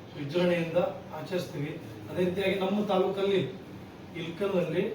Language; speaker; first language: Kannada; non-native, local second language; Lambadi